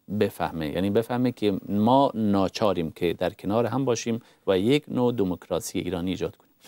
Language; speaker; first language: Persian; non-native, local second language; Kurdish